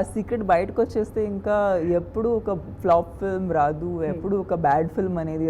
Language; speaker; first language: Telugu; non-native, local second language; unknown